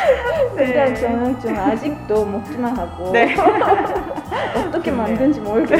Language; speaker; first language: Korean; non-native, fluent; Japanese